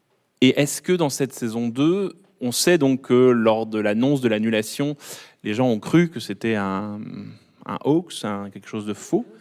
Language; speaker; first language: French; native; French